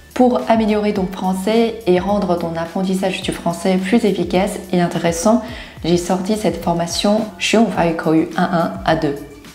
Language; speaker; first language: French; non-native, fluent; Chinese